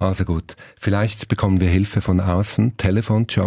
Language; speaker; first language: German; native; German